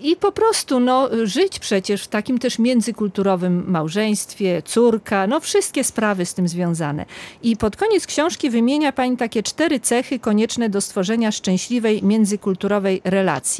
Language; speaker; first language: Polish; native; Polish